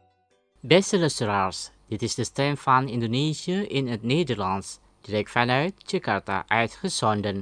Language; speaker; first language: Dutch; non-native, learner; Indonesian